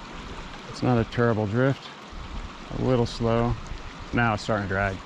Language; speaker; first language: English; native; English